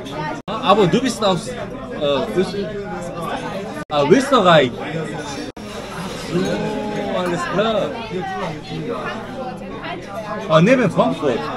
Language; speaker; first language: German; non-native, learner; Korean